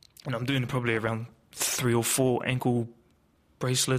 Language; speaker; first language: English; native; English